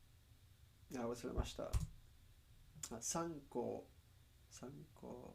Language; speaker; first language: Japanese; non-native, learner; Spanish